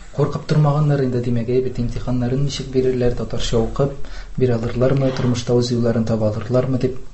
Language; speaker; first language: Tatar; native; Tatar